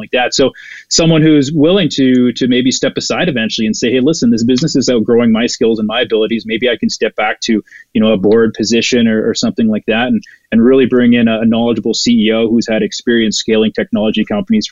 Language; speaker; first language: English; native; English